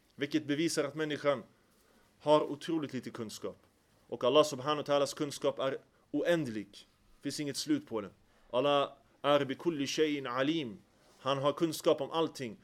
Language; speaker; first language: Swedish; early bilingual, other home language; Arabic